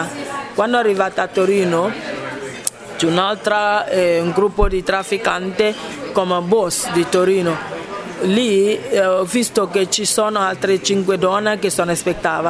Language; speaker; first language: Italian; non-native, fluent; Ibibio